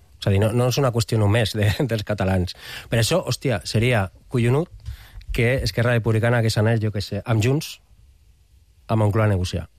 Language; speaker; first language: Catalan; non-native, local second language; Spanish